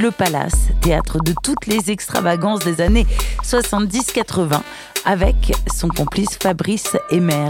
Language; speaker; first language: French; native; French